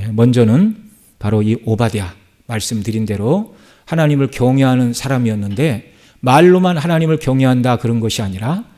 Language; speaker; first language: Korean; native; Korean